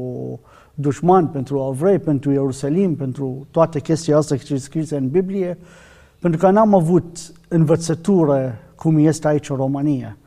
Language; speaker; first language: Romanian; non-native, fluent; Arabic